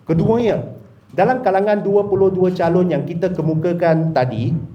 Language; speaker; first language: Malay; non-native, local second language; Chinese